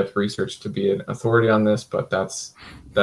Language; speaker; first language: English; native; English